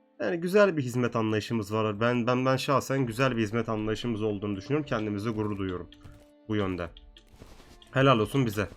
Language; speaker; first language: Turkish; native; Turkish